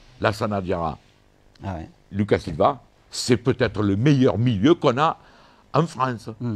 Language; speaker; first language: French; native; French